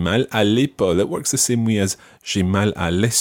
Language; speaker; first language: French; non-native, fluent; English